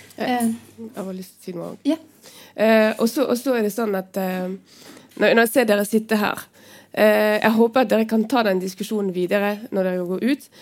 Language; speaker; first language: Norwegian; non-native, fluent; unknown